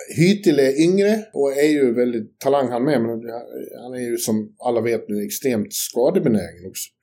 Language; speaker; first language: Swedish; native; Swedish